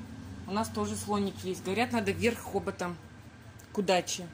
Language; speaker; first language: Russian; native; Russian